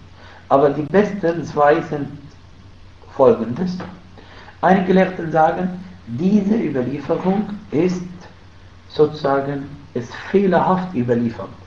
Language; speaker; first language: German; non-native, fluent; Arabic